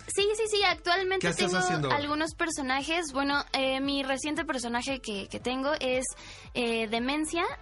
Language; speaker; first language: Spanish; native; Spanish